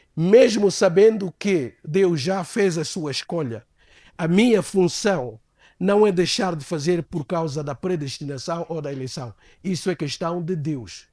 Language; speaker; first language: Portuguese; native; Portuguese